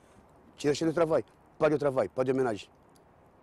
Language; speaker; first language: French; non-native, learner; Romanian